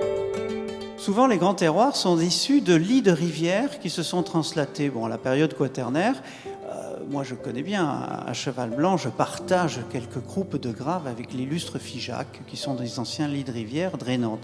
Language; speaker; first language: French; native; French